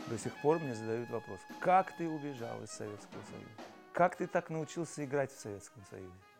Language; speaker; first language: Russian; native; Russian